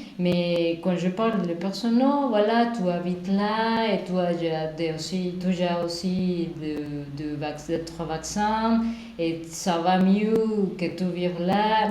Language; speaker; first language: French; non-native, learner; Spanish